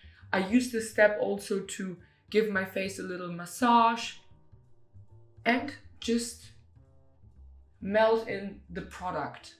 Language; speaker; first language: English; non-native, fluent; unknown